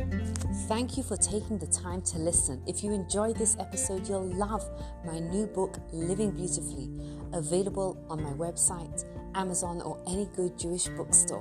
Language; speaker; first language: English; native; English